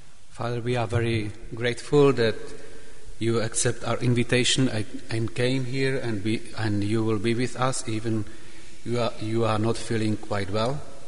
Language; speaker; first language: English; non-native, fluent; Czech